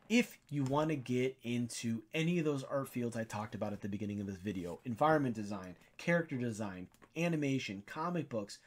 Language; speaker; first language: English; native; English